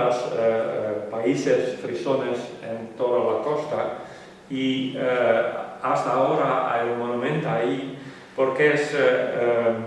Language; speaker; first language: Spanish; non-native, learner; Western Frisian